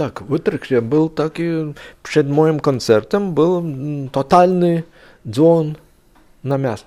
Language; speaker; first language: Polish; non-native, learner; Lithuanian